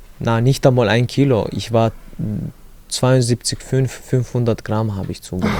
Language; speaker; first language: German; non-native, learner; Chechen